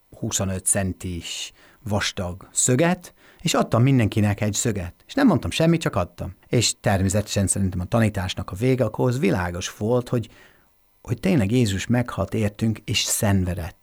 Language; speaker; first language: Hungarian; non-native, fluent; English